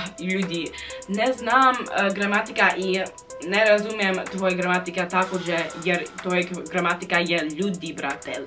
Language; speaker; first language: Bosnian; non-native, learner; English